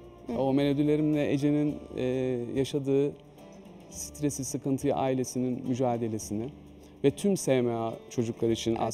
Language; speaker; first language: Turkish; native; Turkish